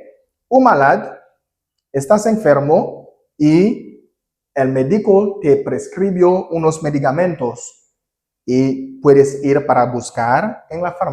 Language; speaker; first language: Spanish; non-native, learner; Haitian Creole